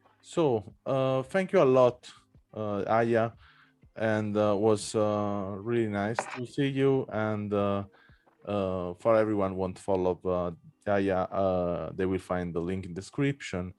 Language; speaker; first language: English; non-native, fluent; Italian